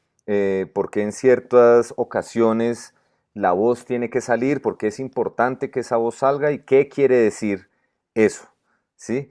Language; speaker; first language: Spanish; native; Spanish